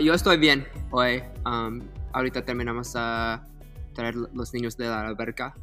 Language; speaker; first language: Spanish; early bilingual, heritage; Spanish